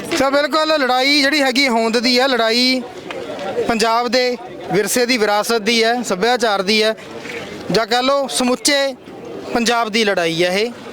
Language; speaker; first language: Punjabi; native; Punjabi